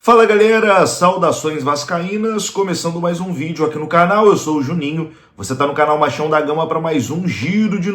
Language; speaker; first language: Portuguese; native; Portuguese